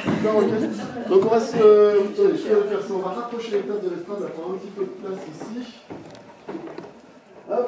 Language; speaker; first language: French; native; French